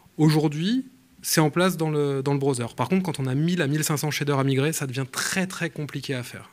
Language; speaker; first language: French; native; French